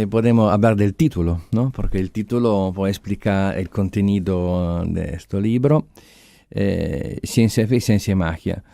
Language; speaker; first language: Spanish; non-native, fluent; Italian